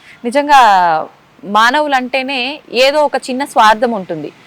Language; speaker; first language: Telugu; native; Telugu